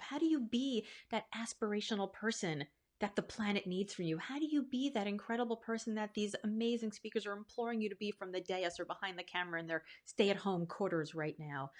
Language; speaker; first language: English; native; English